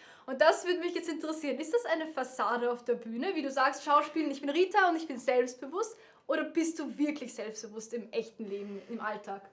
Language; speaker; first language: German; native; German